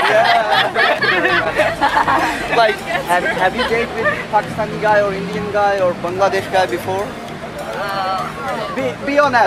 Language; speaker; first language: English; non-native, learner; Urdu